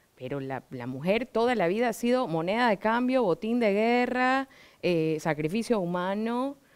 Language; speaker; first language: Spanish; native; Spanish